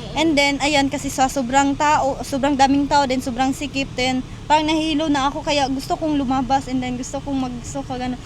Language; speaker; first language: Filipino; non-native, local second language; Cebuano